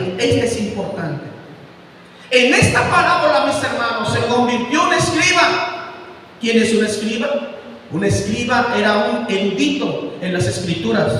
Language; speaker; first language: Spanish; native; Spanish